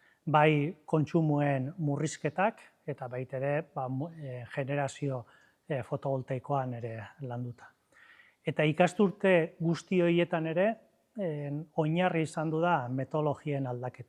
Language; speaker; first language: Basque; native; Basque